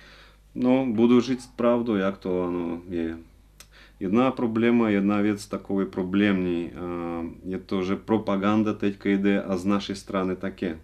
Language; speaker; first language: Czech; non-native, learner; Russian